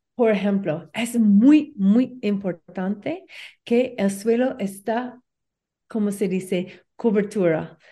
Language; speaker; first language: Spanish; non-native, learner; English